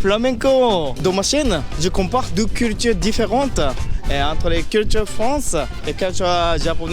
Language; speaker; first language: French; non-native, learner; Japanese